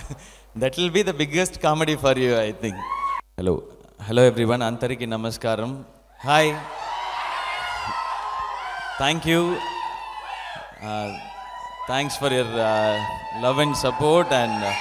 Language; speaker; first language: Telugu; non-native, learner; Tamil